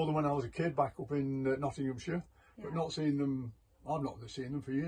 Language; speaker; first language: English; native; English